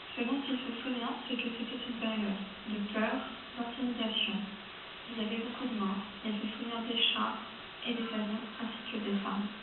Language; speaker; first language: French; early bilingual, other home language; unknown